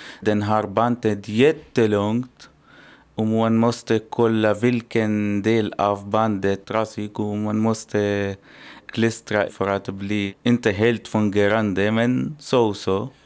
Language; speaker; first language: Swedish; non-native, learner; Arabic